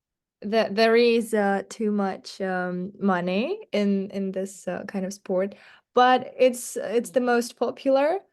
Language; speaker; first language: English; non-native, learner; Russian